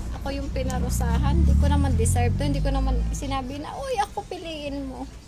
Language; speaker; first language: Filipino; non-native, local second language; Hiligaynon